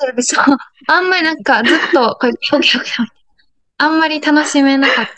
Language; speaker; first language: Japanese; native; Japanese